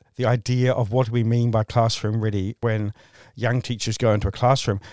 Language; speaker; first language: English; native; English